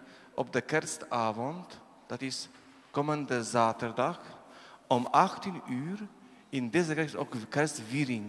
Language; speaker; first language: Dutch; non-native, learner; Polish